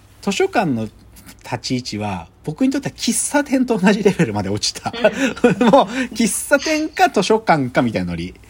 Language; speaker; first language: Japanese; native; Japanese